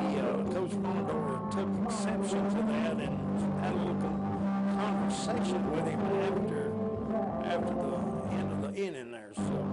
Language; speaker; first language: English; native; English